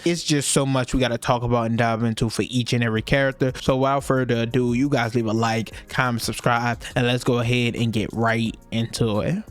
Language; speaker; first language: English; native; English